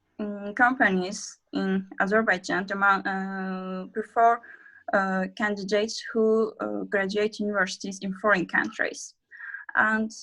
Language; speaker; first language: English; non-native, learner; Azerbaijani